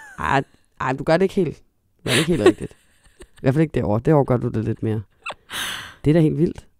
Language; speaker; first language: Danish; native; Danish